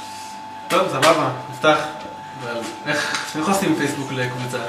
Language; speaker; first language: Hebrew; native; Hebrew